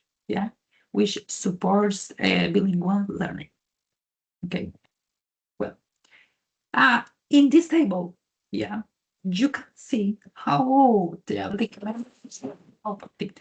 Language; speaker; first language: English; non-native, learner; Spanish